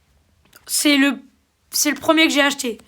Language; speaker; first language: French; native; French